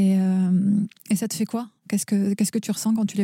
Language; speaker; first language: French; native; French